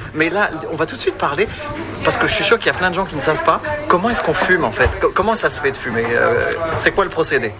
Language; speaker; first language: French; native; French